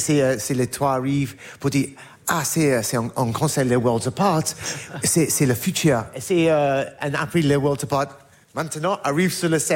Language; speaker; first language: French; non-native, learner; English